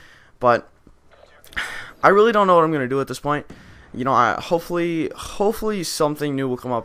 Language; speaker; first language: English; native; English